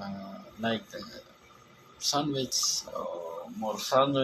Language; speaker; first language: English; non-native, learner; Filipino